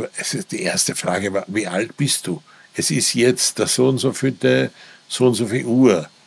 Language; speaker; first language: German; native; German